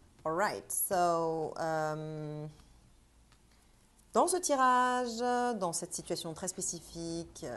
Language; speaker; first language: French; native; French